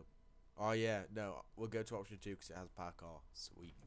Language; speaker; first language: English; native; English